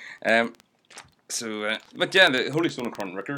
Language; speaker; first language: English; native; English